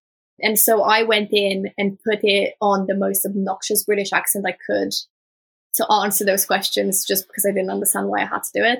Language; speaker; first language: English; early bilingual, other home language; Romanian